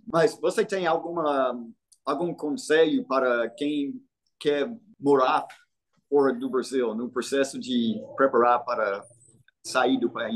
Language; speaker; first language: Portuguese; non-native, fluent; English